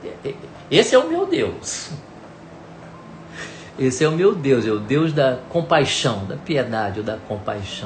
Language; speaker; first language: Portuguese; native; Portuguese